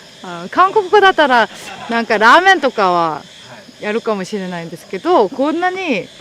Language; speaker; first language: Japanese; non-native, learner; Korean